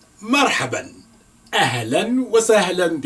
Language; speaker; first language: Arabic; non-native, fluent; Yoruba